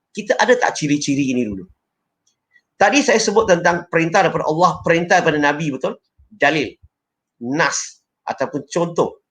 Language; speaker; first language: Malay; non-native, local second language; Chinese